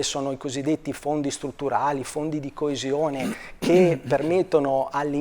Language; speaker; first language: Italian; native; Italian